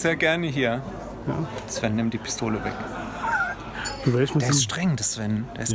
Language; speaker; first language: German; native; German